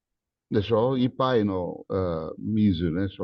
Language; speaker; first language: Japanese; non-native, learner; English